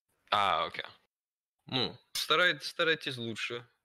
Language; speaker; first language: Russian; non-native, learner; English